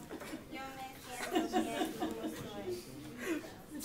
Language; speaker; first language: Spanish; non-native, learner; English